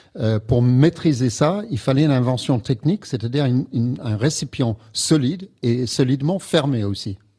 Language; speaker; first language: French; non-native, fluent; English